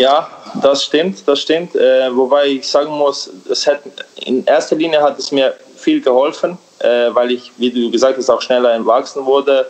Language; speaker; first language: German; early bilingual, other home language; Serbian